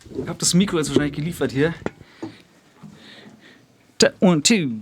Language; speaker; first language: German; native; German